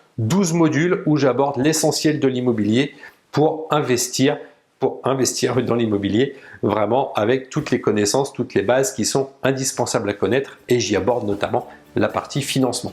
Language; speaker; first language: French; native; French